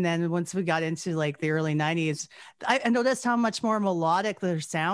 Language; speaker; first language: English; native; English